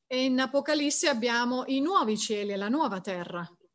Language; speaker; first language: Italian; native; Italian